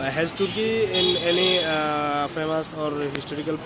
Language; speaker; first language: English; non-native, learner; Bangla